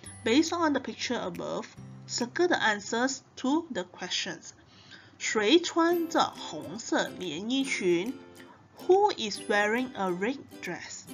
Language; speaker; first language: English; non-native, local second language; Chinese